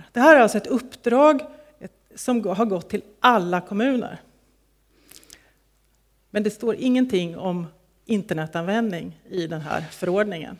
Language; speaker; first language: Swedish; native; Swedish